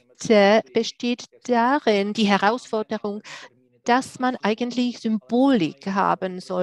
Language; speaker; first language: German; non-native, fluent; Czech